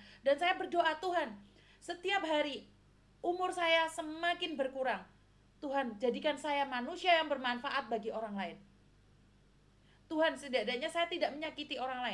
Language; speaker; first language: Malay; non-native, local second language; Javanese